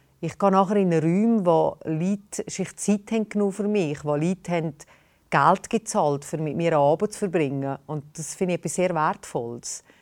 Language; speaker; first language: German; native; German